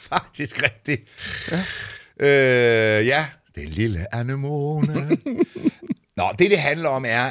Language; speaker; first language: Danish; native; Danish